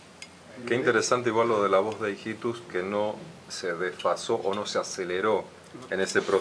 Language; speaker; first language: Spanish; native; Spanish